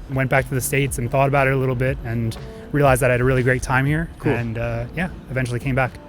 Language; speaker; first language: English; native; English